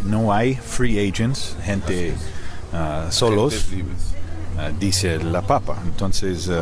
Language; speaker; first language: Spanish; non-native, learner; English